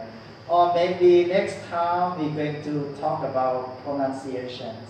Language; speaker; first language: English; non-native, learner; Lao